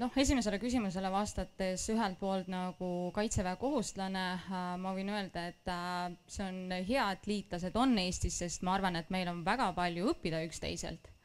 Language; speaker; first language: Estonian; non-native, local second language; Russian